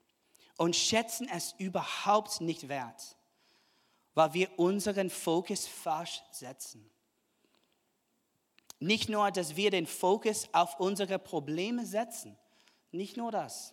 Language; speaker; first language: German; non-native, fluent; English